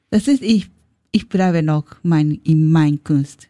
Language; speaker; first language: German; non-native, learner; Japanese